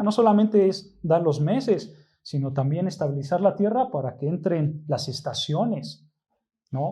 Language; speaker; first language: Spanish; native; Spanish